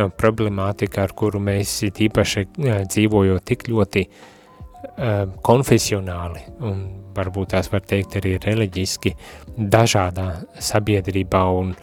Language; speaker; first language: Latvian; native; Latvian